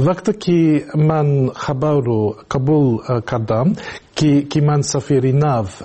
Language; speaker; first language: Tajik; non-native, learner; English